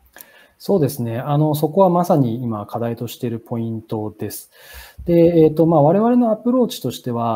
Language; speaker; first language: Japanese; native; Japanese